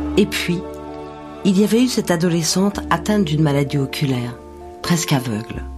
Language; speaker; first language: French; native; French